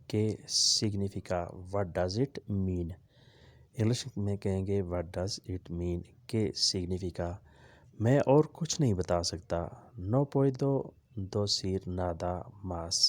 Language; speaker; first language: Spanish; non-native, learner; Urdu